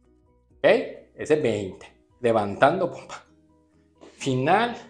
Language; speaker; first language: Spanish; non-native, learner; Japanese